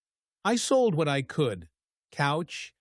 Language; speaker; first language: English; native; English